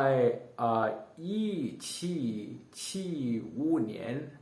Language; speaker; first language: Chinese; non-native, learner; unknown